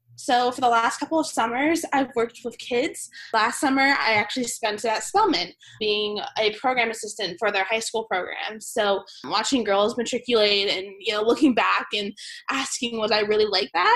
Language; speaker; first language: English; native; English